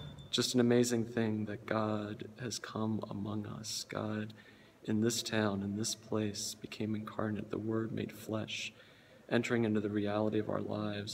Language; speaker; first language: English; native; English